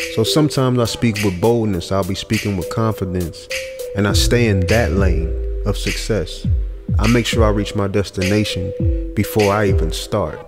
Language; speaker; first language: English; native; English